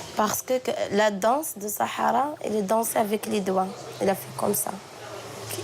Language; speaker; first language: French; non-native, learner; Arabic